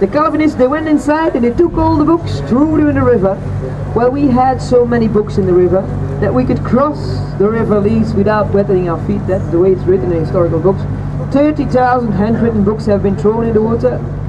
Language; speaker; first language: English; non-native, fluent; Dutch